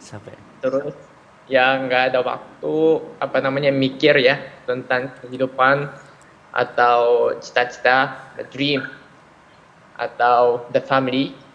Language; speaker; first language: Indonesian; non-native, fluent; Japanese